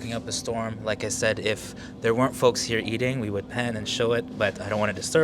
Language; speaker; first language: English; native; English